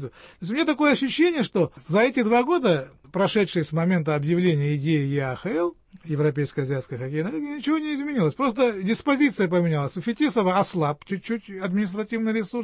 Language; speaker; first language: Russian; native; Russian